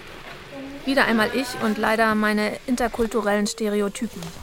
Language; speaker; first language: German; native; German